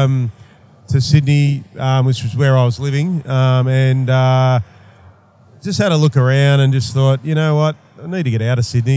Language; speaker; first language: English; native; English